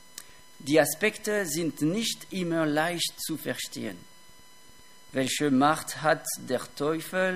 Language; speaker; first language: German; non-native, fluent; French